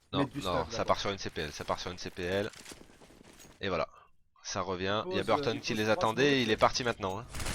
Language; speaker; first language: French; native; French